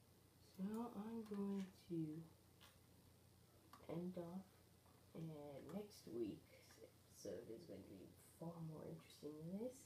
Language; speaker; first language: English; native; English